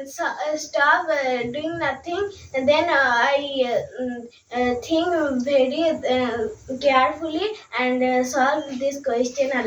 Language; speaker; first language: English; non-native, learner; Bangla